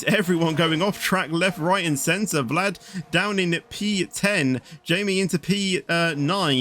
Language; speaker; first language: English; native; English